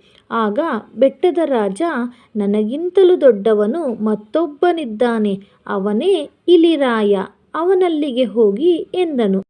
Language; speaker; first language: Kannada; native; Kannada